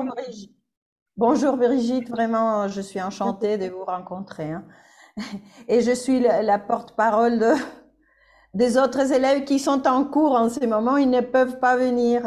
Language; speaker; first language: French; non-native, fluent; Spanish